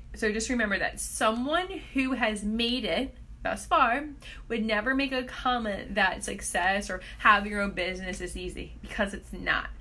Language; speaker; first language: English; native; English